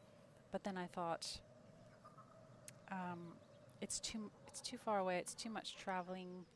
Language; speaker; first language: English; native; English